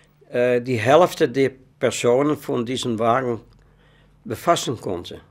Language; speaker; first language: German; non-native, fluent; Dutch